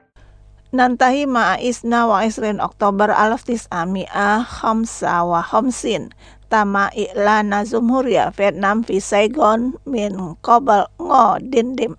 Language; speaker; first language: Arabic; non-native, fluent; Indonesian